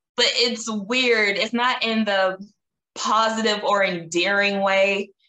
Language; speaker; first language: English; native; English